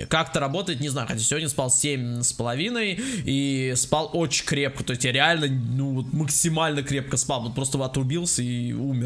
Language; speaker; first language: Russian; native; Russian